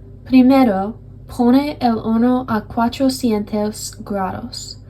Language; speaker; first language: Spanish; non-native, learner; English